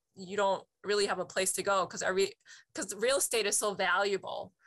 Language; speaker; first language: English; native; English